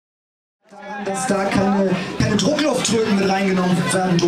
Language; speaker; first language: German; native; German